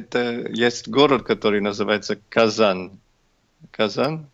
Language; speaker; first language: Russian; non-native, learner; English